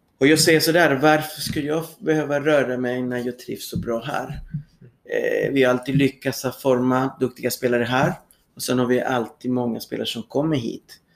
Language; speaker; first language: Swedish; non-native, fluent; Spanish